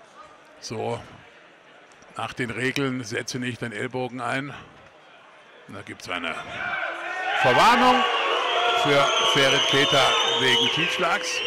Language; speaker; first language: German; native; German